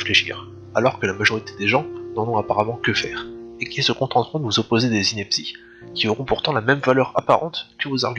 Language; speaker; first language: French; native; French